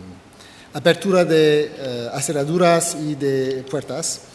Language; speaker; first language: Spanish; non-native, fluent; French